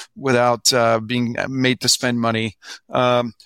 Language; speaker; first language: English; non-native, fluent; French